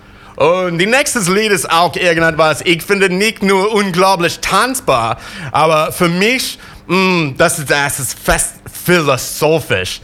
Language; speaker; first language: German; non-native, fluent; English